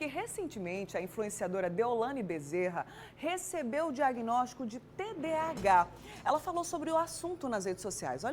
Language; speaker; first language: Portuguese; native; Portuguese